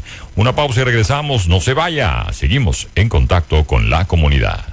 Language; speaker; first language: Spanish; native; Spanish